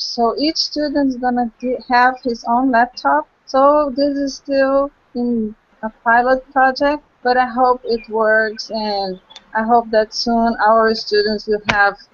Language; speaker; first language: English; non-native, local second language; Portuguese